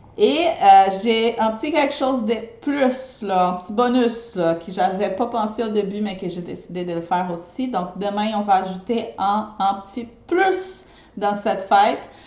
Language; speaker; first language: French; non-native, fluent; Portuguese